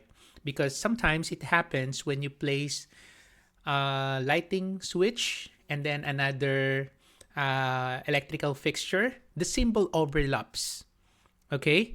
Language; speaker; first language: English; non-native, local second language; Filipino